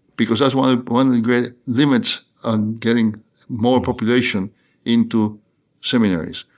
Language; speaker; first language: English; non-native, fluent; Spanish